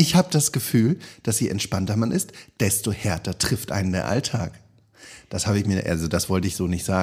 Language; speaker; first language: German; native; German